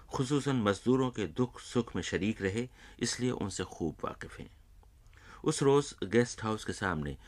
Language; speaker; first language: Urdu; native; Urdu